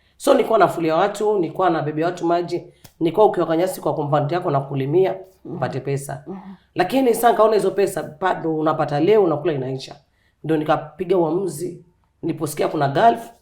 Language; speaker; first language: Swahili; non-native, local second language; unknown